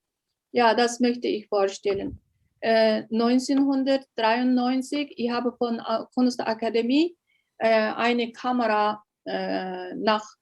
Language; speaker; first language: German; non-native, learner; Uyghur